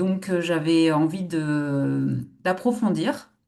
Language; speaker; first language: French; native; French